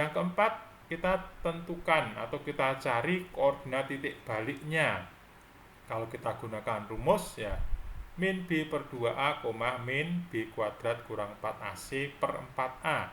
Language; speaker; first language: Indonesian; native; Indonesian